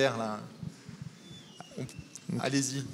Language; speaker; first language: French; native; French